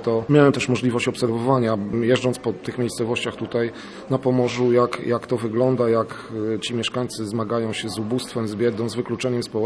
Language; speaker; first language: Polish; native; Polish